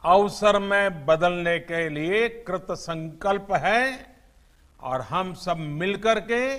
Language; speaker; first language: Hindi; non-native, local second language; Gujarati